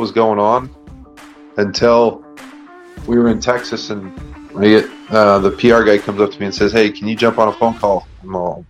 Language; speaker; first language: English; native; English